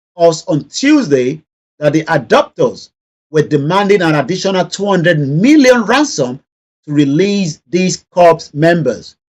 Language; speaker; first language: English; non-native, local second language; Yoruba